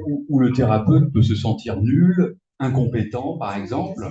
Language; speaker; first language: French; native; French